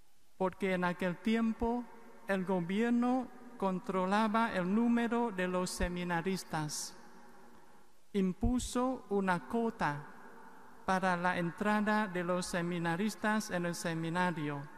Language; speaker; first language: Spanish; non-native, fluent; Vietnamese